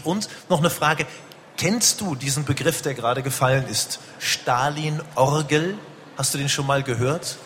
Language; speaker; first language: German; native; German